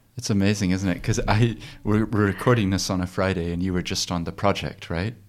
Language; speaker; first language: English; native; English